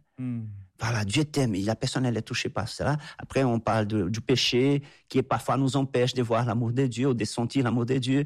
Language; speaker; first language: French; non-native, fluent; Portuguese